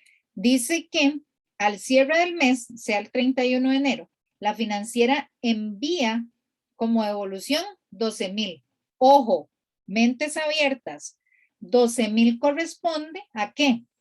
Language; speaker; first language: Spanish; native; Spanish